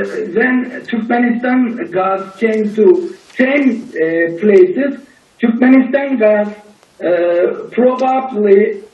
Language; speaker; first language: English; non-native, learner; Turkish